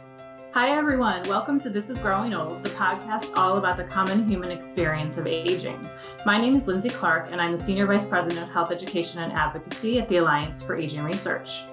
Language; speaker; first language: English; native; English